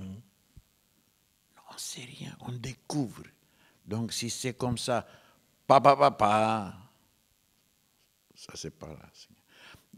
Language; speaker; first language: French; non-native, fluent; Romanian